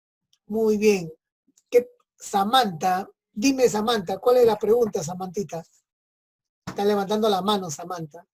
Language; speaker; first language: Spanish; native; Spanish